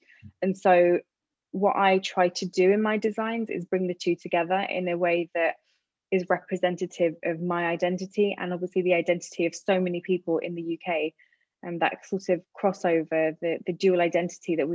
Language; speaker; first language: English; native; English